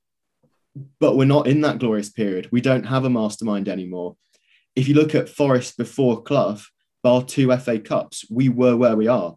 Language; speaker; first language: English; native; English